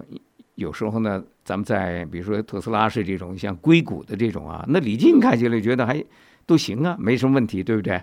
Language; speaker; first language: Chinese; native; Chinese